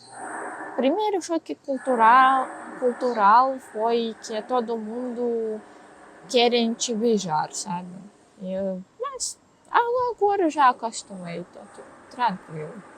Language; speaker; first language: Portuguese; non-native, learner; Russian